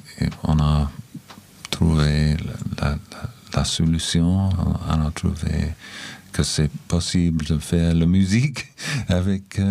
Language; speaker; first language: French; non-native, learner; English